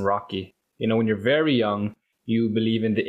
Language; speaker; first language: English; non-native, local second language; Filipino